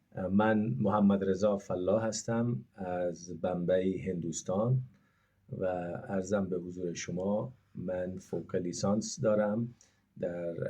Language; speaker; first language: Persian; non-native, fluent; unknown